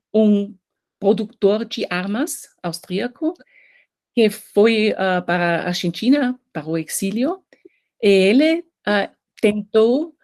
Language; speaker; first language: Portuguese; non-native, fluent; German